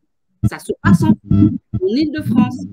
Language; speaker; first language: French; native; French